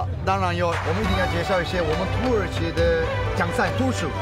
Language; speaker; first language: Chinese; non-native, fluent; Turkish